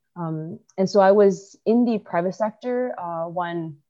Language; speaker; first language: English; early bilingual, other home language; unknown